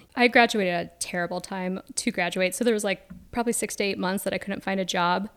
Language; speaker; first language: English; native; English